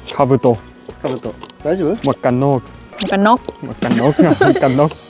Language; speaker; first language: Thai; non-native, learner; Japanese